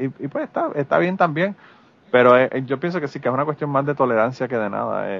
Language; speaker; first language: Spanish; native; Spanish